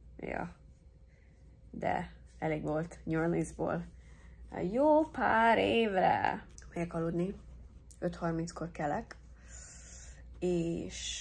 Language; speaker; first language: Hungarian; early bilingual, heritage; English